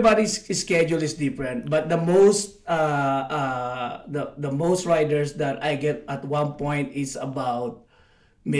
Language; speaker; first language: English; non-native, local second language; Filipino